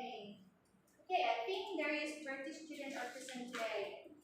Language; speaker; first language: English; non-native, learner; Indonesian